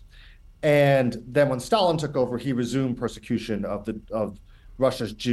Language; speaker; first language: English; native; English